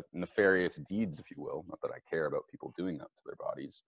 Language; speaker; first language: English; native; English